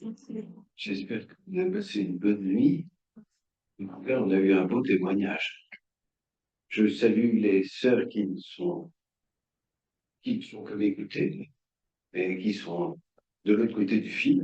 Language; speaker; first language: French; native; French